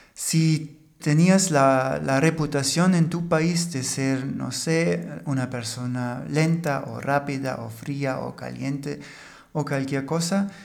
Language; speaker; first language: Spanish; non-native, fluent; German